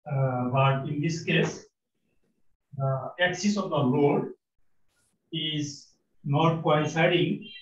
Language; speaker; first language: English; non-native, local second language; Bangla